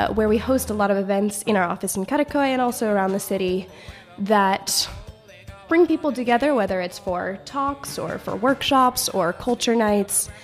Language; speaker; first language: English; native; English